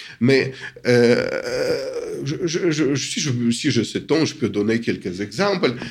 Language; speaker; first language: French; non-native, fluent; Russian